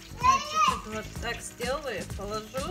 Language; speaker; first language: Russian; non-native, learner; Tajik